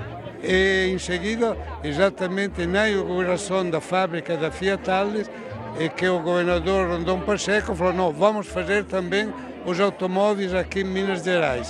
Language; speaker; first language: Portuguese; non-native, fluent; Italian